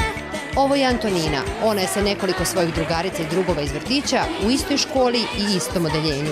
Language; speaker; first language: Serbian; native; Serbian